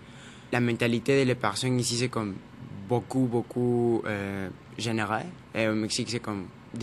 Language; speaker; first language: French; non-native, learner; Spanish